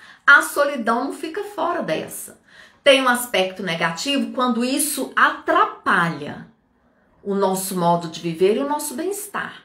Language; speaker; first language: Portuguese; native; Portuguese